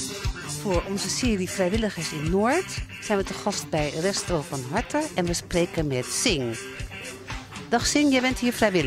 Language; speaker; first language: Dutch; native; Dutch